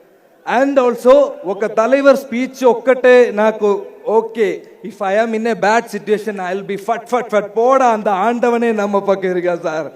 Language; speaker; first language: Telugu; non-native, learner; Malayalam